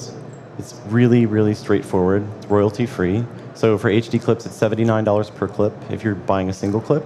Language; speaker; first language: English; native; English